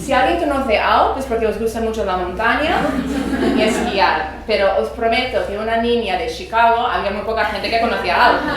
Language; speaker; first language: Spanish; early bilingual, other home language; English